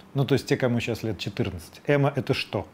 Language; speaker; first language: Russian; native; Russian